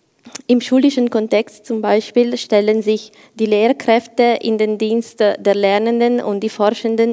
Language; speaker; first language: German; non-native, fluent; Italian